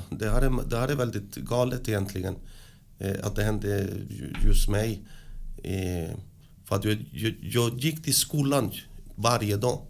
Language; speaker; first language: Swedish; early bilingual, other home language; Spanish